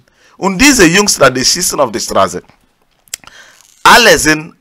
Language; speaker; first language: German; non-native, learner; Igbo